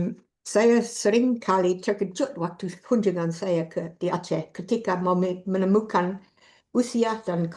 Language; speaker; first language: Indonesian; non-native, fluent; English